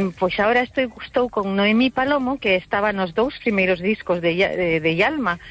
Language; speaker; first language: Galician; early bilingual, heritage; Galician